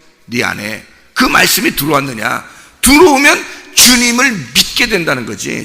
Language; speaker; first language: Korean; native; Korean